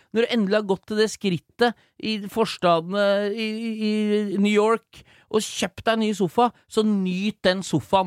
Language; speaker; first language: Norwegian; native; Norwegian